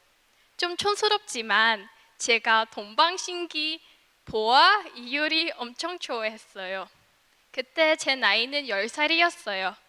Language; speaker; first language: Korean; non-native, fluent; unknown